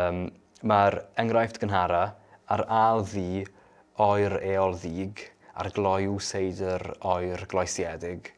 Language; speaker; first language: Welsh; native; Welsh